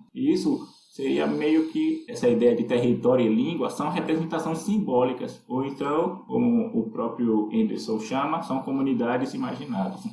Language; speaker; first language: Portuguese; native; Portuguese